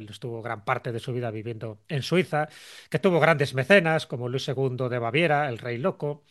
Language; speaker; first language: Spanish; native; Spanish